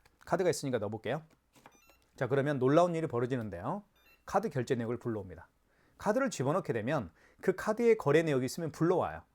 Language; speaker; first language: Korean; native; Korean